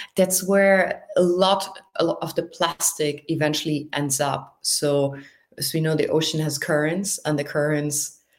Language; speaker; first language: English; non-native, fluent; German